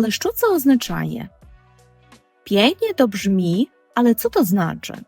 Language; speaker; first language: Polish; non-native, fluent; Ukrainian